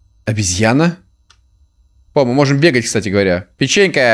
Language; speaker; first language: Russian; native; Russian